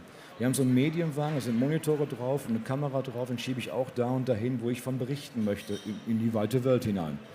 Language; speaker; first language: German; native; German